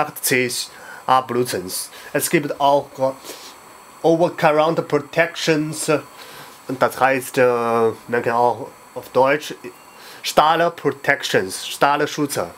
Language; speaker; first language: German; non-native, learner; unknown